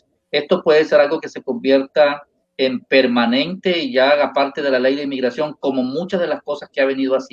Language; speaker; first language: Spanish; native; Spanish